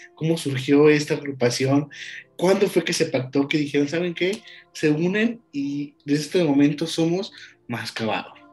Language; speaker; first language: Spanish; native; Spanish